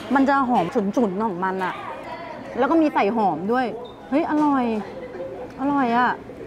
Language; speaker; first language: Thai; native; Thai